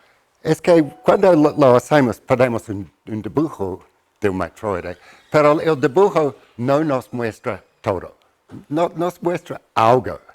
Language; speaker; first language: Spanish; non-native, fluent; English